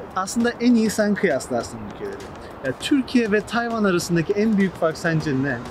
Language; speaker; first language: Turkish; native; Turkish